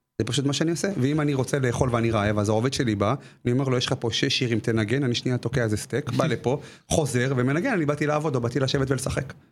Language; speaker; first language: Hebrew; native; Hebrew